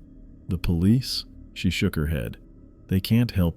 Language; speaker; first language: English; native; English